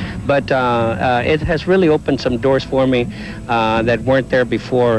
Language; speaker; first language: English; early bilingual, other home language; Spanish